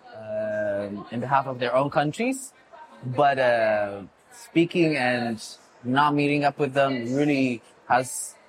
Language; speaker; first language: English; non-native, fluent; Amharic